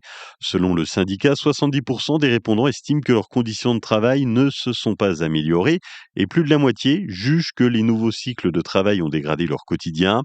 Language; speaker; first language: French; native; French